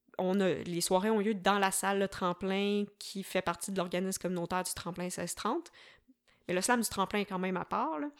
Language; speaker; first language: French; native; French